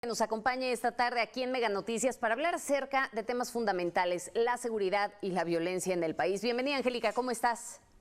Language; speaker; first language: Spanish; native; Spanish